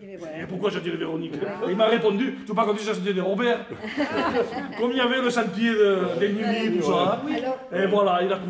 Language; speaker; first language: French; native; French